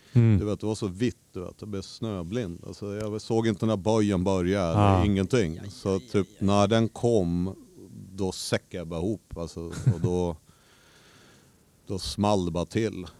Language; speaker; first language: Swedish; native; Swedish